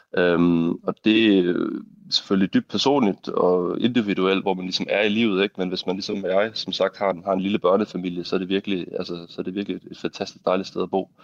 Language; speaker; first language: Danish; native; Danish